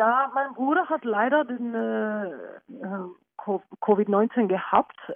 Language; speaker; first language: German; non-native, learner; Norwegian